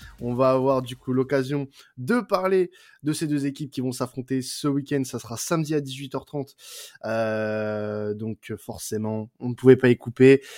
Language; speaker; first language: French; native; French